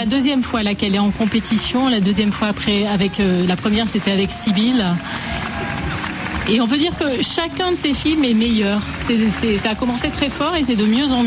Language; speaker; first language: French; native; French